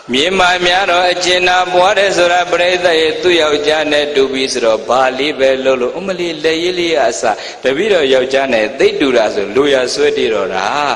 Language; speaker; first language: Burmese; native; Burmese